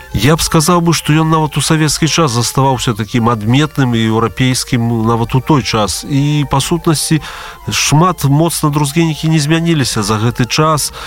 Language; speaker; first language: Belarusian; native; Belarusian